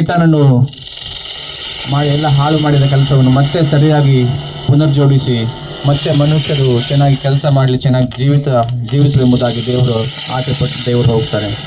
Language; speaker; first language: Kannada; native; Kannada